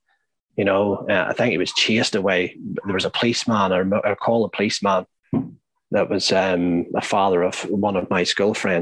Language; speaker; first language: English; native; English